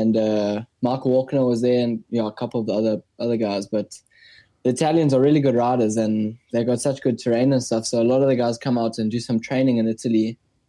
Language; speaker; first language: English; native; English